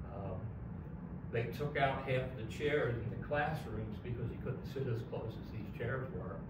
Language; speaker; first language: English; native; English